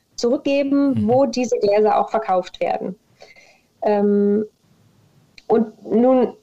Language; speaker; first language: German; native; German